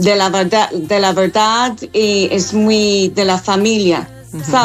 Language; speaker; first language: Spanish; non-native, fluent; English